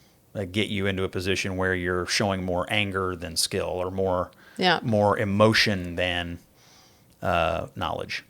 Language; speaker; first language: English; native; English